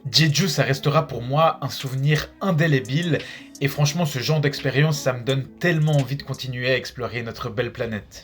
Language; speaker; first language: French; native; French